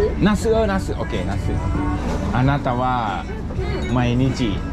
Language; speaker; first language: Japanese; non-native, learner; Thai